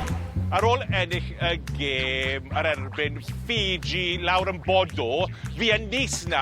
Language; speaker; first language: Welsh; non-native, learner; English